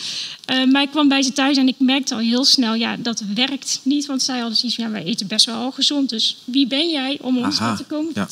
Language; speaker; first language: Dutch; native; Dutch